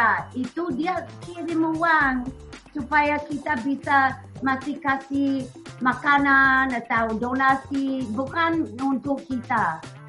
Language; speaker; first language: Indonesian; non-native, learner; English